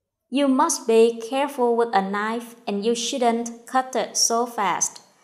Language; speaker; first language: English; non-native, fluent; Vietnamese